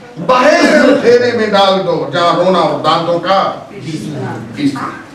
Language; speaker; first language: Urdu; non-native, local second language; Punjabi